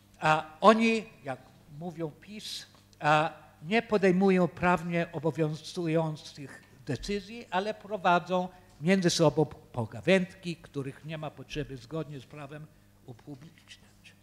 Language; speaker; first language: Polish; early bilingual, heritage; Polish